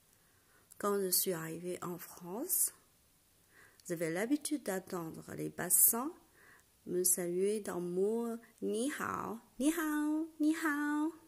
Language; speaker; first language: French; non-native, fluent; Chinese